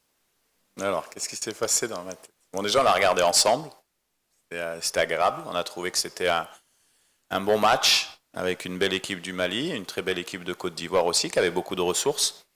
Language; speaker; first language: French; native; French